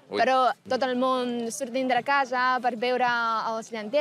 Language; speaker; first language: Catalan; non-native, learner; Chinese